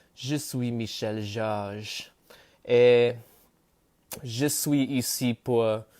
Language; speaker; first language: French; non-native, learner; English